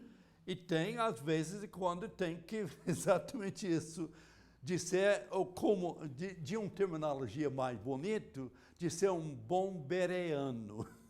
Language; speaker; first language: Portuguese; non-native, fluent; English